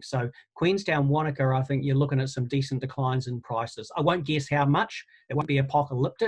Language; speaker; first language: English; native; English